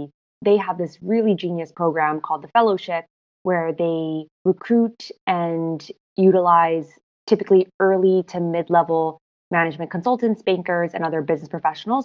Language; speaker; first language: English; non-native, local second language; Cantonese